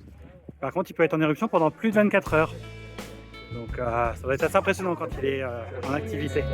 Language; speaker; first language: French; native; French